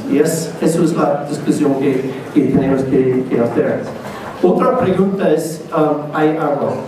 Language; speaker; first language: Spanish; non-native, learner; English